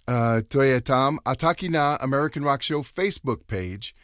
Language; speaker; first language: Czech; non-native, learner; English